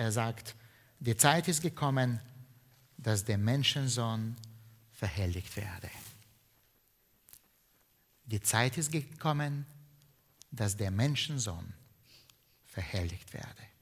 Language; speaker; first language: German; non-native, fluent; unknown